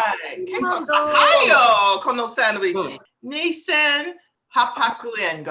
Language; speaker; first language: Japanese; non-native, learner; English